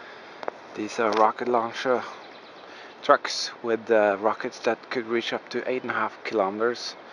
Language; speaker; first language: English; non-native, fluent; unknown